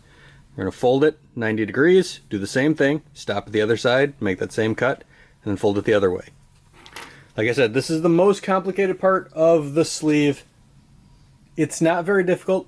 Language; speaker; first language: English; native; English